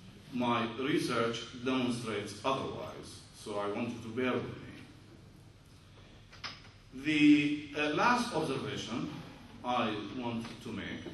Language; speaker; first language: English; non-native, fluent; Arabic